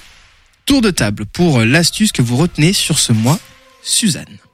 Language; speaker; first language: French; native; French